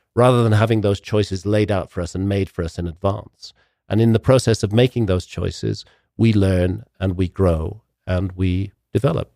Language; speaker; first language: English; native; English